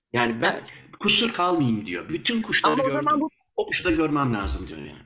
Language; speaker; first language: Turkish; early bilingual, heritage; Turkish